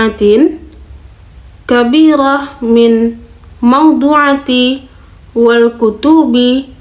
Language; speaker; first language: Arabic; non-native, learner; Indonesian